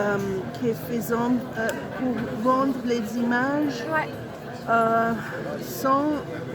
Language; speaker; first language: French; non-native, learner; Italian